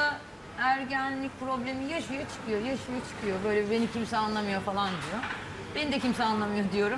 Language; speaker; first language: Turkish; native; Turkish